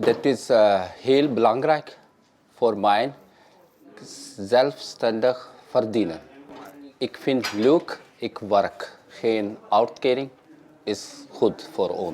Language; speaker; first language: Dutch; non-native, learner; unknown